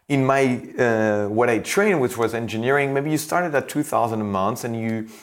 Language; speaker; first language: English; non-native, fluent; French